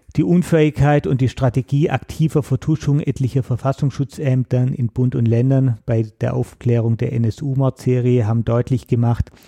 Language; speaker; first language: German; native; German